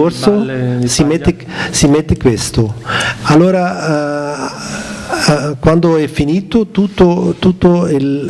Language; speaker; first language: Italian; non-native, learner; German